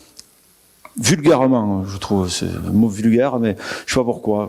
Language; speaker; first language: French; native; French